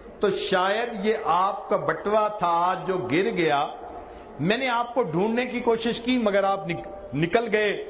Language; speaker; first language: Urdu; non-native, local second language; Punjabi